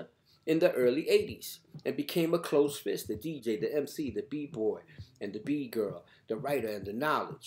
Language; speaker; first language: English; native; English